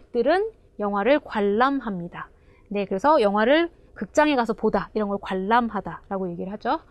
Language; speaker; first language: Korean; native; Korean